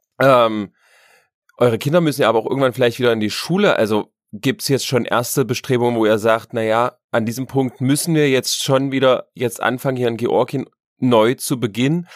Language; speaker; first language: German; native; German